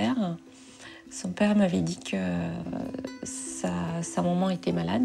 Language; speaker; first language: French; native; French